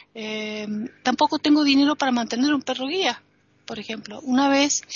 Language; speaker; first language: Spanish; native; Spanish